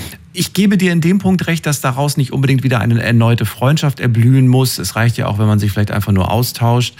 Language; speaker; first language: German; native; German